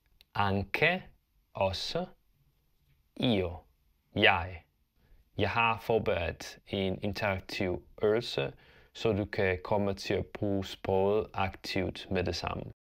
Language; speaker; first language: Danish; non-native, fluent; Italian